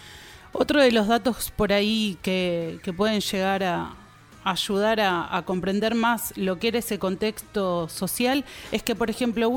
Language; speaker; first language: Spanish; native; Spanish